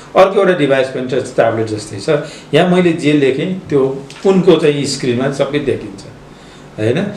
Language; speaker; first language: Nepali; native; Nepali